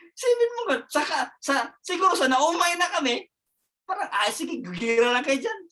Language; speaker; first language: Filipino; non-native, local second language; Cebuano